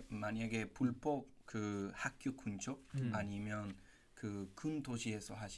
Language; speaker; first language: Korean; non-native, fluent; Spanish